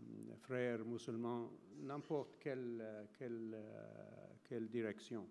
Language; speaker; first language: French; non-native, fluent; Arabic